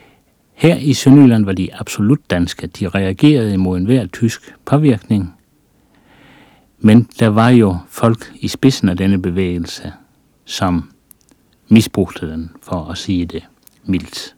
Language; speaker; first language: Danish; native; Danish